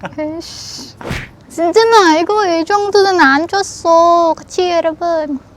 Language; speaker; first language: Korean; non-native, learner; Indonesian